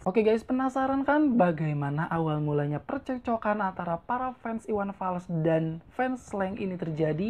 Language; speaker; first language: Indonesian; native; Indonesian